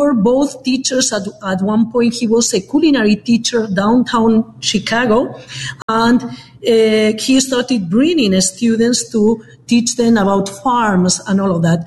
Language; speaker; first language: English; non-native, fluent; Spanish